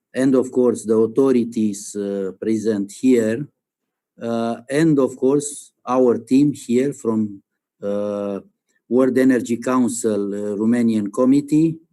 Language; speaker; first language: English; non-native, learner; Romanian